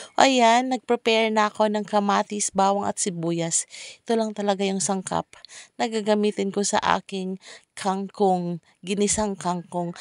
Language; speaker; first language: Filipino; non-native, local second language; Cebuano